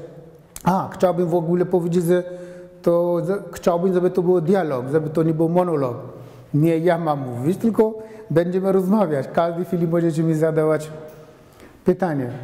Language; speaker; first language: Polish; non-native, fluent; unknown